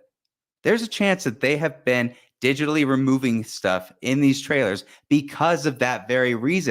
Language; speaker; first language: English; native; English